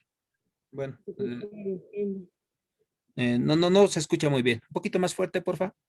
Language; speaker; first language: Spanish; native; Spanish